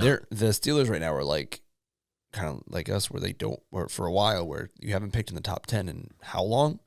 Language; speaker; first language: English; native; English